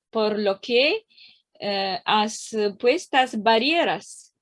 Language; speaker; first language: Spanish; non-native, learner; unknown